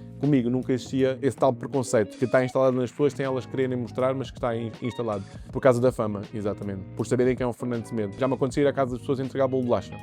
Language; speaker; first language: Portuguese; early bilingual, other home language; Kabuverdianu